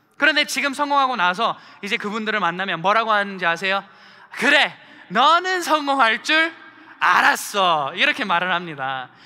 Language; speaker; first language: Korean; early bilingual, heritage; Korean